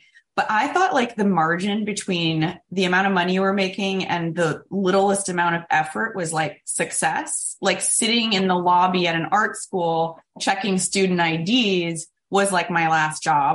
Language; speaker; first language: English; native; English